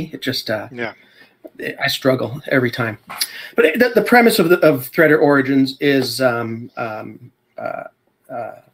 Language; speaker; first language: English; native; English